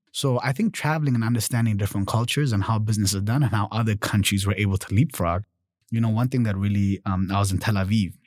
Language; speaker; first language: English; early bilingual, other home language; German